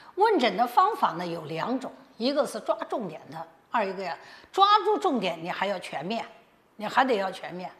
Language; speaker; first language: Chinese; native; Chinese